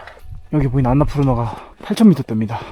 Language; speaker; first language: Korean; native; Korean